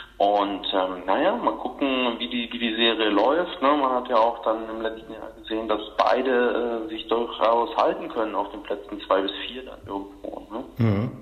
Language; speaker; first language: German; native; German